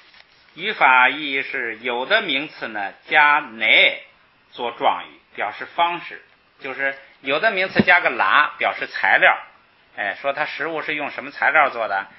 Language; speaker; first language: Chinese; native; Chinese